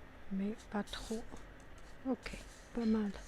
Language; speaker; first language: French; non-native, fluent; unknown